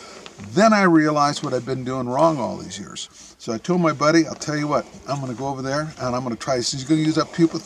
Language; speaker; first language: English; native; English